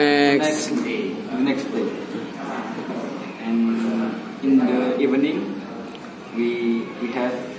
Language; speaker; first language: English; non-native, learner; Indonesian